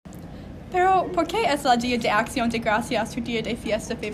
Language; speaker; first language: Spanish; non-native, learner; English